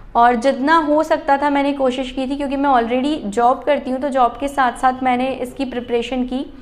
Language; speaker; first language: Hindi; native; Hindi